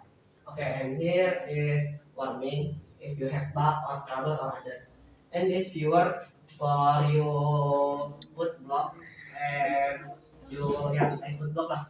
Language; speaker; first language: English; non-native, learner; Indonesian